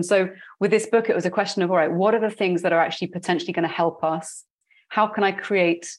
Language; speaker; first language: English; native; English